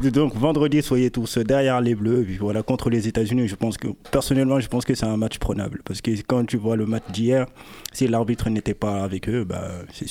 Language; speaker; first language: French; native; French